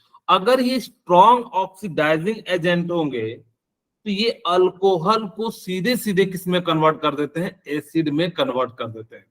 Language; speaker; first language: Hindi; native; Hindi